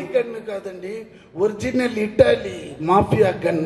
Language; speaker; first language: Telugu; non-native, learner; Tamil